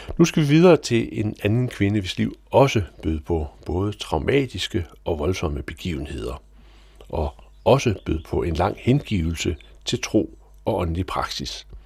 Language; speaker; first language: Danish; native; Danish